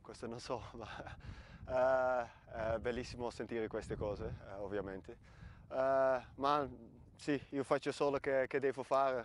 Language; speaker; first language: Italian; non-native, fluent; Dutch